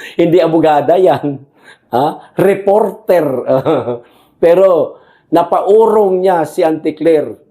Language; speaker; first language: Filipino; non-native, local second language; Cebuano